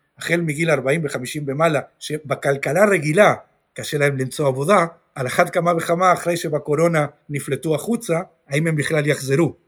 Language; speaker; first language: Hebrew; non-native, fluent; Spanish